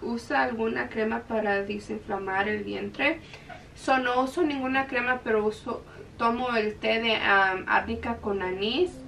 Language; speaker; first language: Spanish; early bilingual, heritage; Spanish